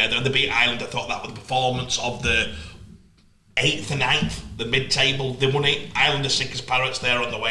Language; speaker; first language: English; native; English